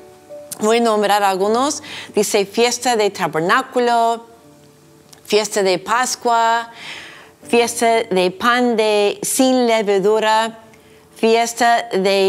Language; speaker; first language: Spanish; non-native, fluent; English